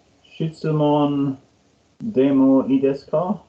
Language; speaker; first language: Japanese; non-native, learner; English